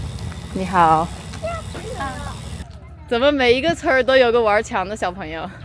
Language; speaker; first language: Chinese; non-native, fluent; English